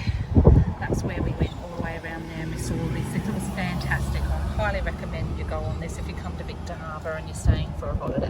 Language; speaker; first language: English; native; English